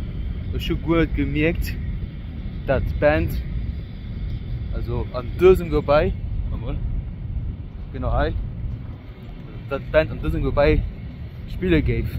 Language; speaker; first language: German; non-native, local second language; Luxembourgish